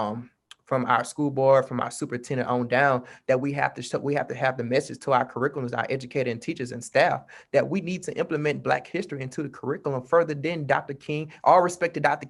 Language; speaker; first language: English; native; English